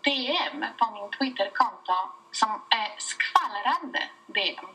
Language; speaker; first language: Swedish; non-native, fluent; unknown